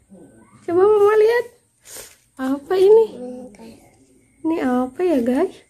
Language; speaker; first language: Indonesian; native; Indonesian